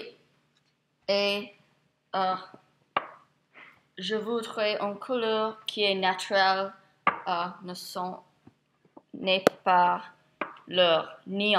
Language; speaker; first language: French; non-native, learner; English